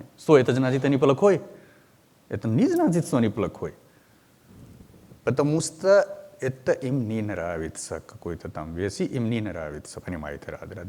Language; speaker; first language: Russian; non-native, learner; Hindi